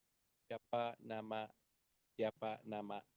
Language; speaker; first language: Indonesian; non-native, learner; Bangla